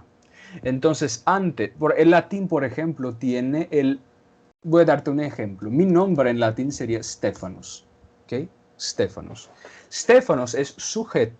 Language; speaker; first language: Spanish; non-native, fluent; Portuguese